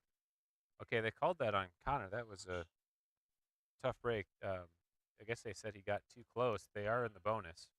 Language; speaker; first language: English; native; English